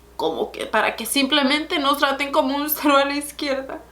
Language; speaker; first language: Spanish; early bilingual, heritage; Spanish